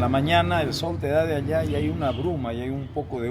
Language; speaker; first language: Spanish; native; Spanish